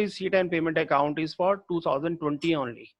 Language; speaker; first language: English; non-native, local second language; Hindi